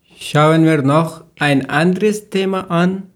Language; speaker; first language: German; non-native, learner; Persian